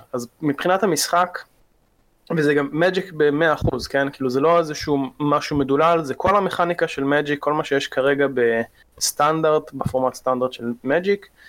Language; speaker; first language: Hebrew; native; Hebrew